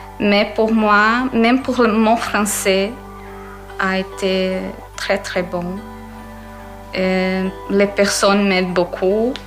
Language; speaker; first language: French; non-native, learner; Portuguese